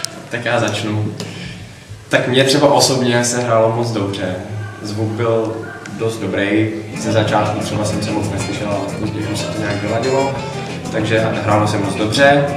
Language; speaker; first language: Czech; native; Czech